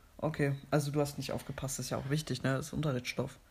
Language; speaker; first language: German; native; German